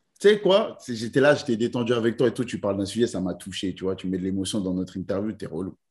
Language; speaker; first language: French; native; French